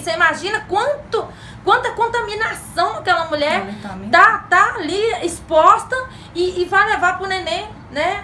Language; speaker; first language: Portuguese; native; Portuguese